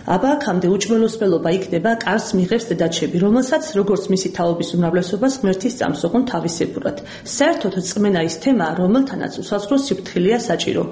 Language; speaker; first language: Georgian; native; Georgian